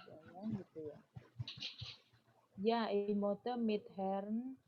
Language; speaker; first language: German; non-native, learner; Indonesian